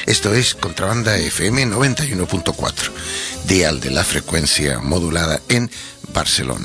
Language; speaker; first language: Spanish; native; Spanish